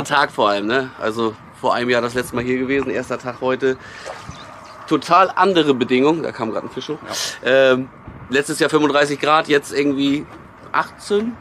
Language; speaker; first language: German; native; German